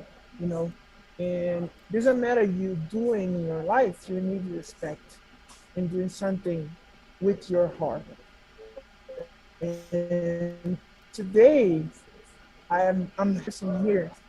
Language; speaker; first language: English; non-native, learner; Portuguese